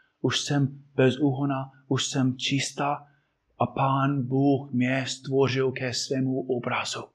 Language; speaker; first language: Czech; non-native, fluent; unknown